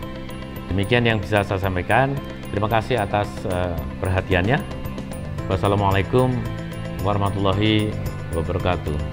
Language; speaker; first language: Indonesian; non-native, local second language; Javanese